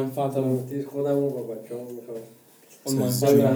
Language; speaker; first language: German; non-native, learner; Persian